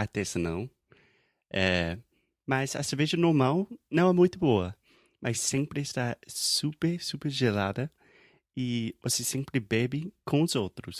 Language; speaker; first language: Portuguese; non-native, fluent; English